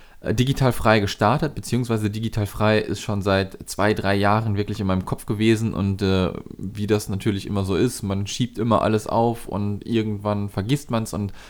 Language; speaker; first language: German; native; German